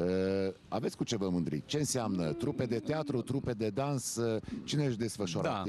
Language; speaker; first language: Romanian; native; Romanian